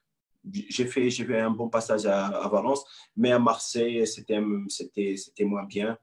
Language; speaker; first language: French; non-native, local second language; Arabic